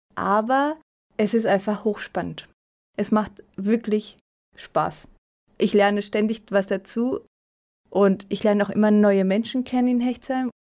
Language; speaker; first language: German; early bilingual, other home language; Spanish